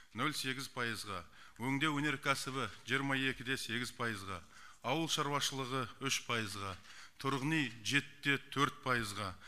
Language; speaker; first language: Kazakh; native; Kazakh